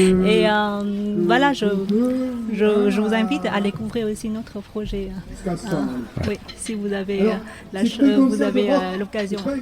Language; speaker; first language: French; non-native, fluent; Vietnamese